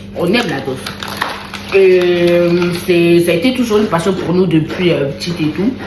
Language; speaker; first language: French; native; French